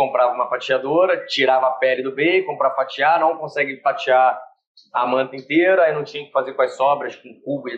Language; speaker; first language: Portuguese; native; Portuguese